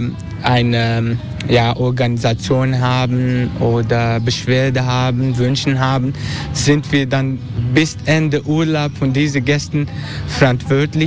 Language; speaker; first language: German; non-native, fluent; Turkish